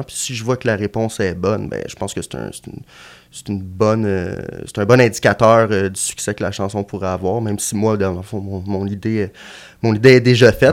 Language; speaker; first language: French; native; French